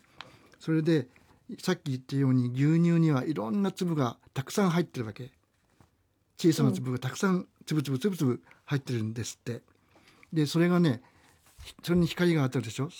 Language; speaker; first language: Japanese; native; Japanese